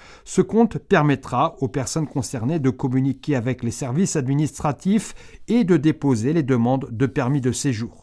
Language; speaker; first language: French; native; French